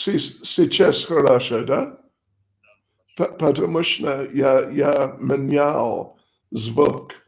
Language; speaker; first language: Russian; non-native, learner; English